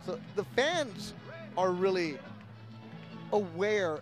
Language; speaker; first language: English; early bilingual, other home language; Spanish